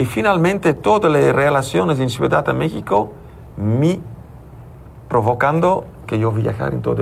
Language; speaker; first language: Spanish; non-native, learner; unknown